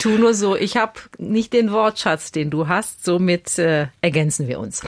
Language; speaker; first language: German; native; German